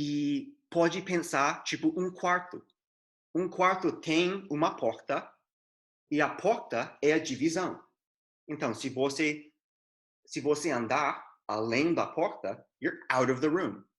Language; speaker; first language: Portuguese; non-native, fluent; English